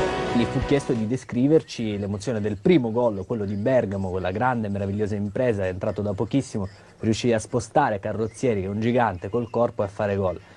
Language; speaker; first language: Italian; native; Italian